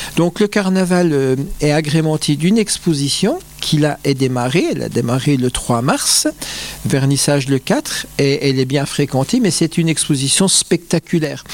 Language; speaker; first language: French; native; French